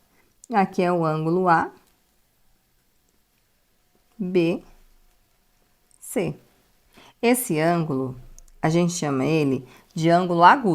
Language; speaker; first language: Portuguese; native; Portuguese